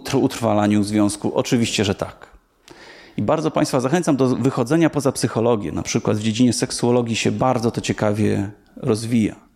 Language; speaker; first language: Polish; native; Polish